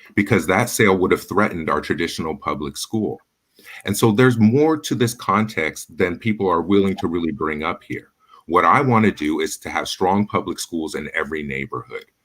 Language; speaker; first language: English; native; English